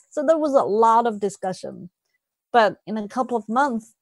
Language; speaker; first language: English; non-native, fluent; Chinese